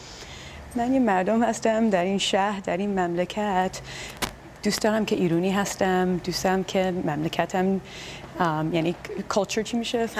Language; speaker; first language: Persian; early bilingual, heritage; Persian